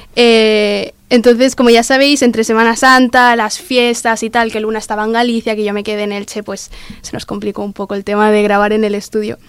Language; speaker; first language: Spanish; native; Spanish